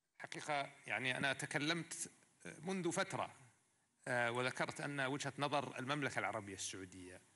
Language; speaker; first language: Arabic; native; Arabic